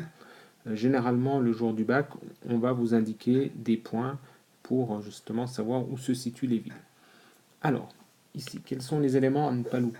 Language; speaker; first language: French; native; French